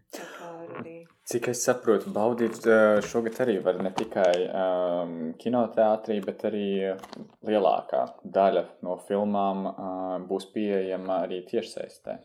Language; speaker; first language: Latvian; native; Latvian